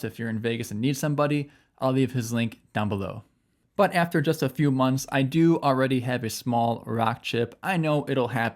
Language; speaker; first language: English; native; English